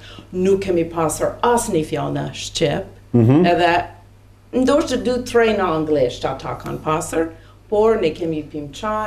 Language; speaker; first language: Albanian; non-native, learner; English